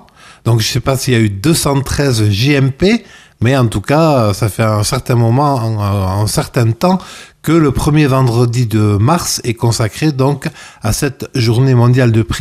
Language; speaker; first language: French; native; French